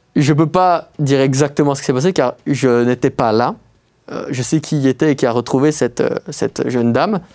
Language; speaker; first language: French; native; French